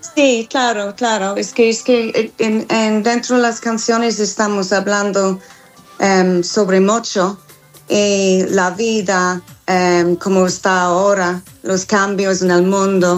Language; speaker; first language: Spanish; non-native, learner; English